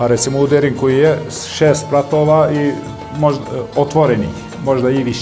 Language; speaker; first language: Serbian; early bilingual, heritage; Turkish